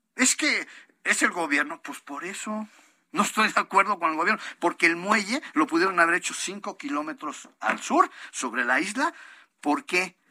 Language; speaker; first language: Spanish; native; Spanish